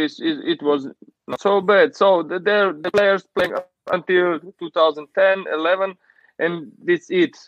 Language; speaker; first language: English; non-native, learner; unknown